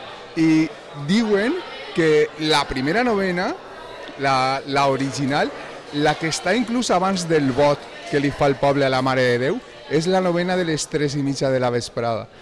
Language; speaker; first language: Catalan; native; Catalan